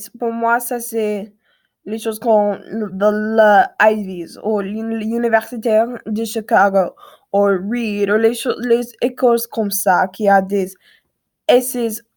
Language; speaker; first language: French; non-native, learner; English